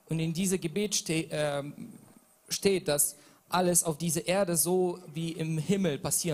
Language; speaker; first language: German; non-native, learner; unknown